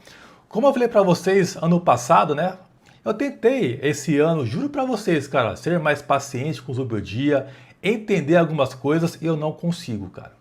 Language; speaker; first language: Portuguese; native; Portuguese